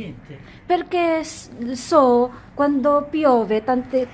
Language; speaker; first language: Italian; non-native, learner; Filipino